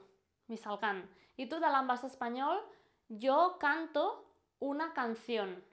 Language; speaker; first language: Indonesian; non-native, fluent; Spanish